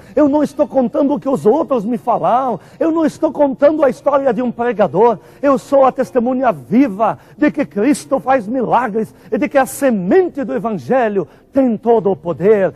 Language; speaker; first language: Portuguese; non-native, fluent; Arabic